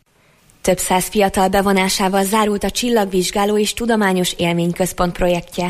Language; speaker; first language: Hungarian; native; Hungarian